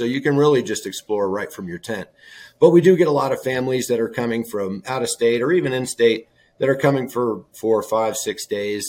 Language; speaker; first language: English; native; English